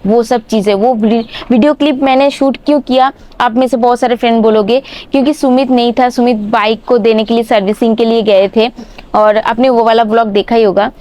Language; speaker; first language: Hindi; non-native, local second language; Bangla